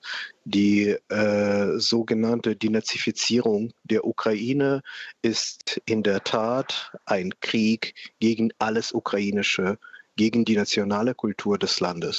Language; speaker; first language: German; non-native, fluent; Russian